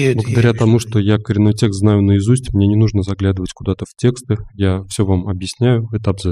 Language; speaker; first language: Russian; native; Russian